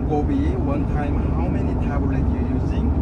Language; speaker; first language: English; non-native, learner; Korean